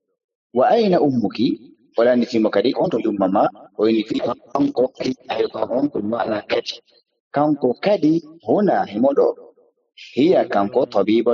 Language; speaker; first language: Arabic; non-native, fluent; Fula